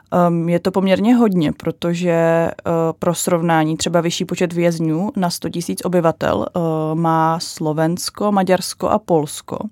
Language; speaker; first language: Czech; native; Czech